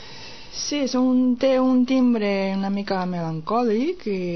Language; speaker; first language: Catalan; non-native, fluent; Japanese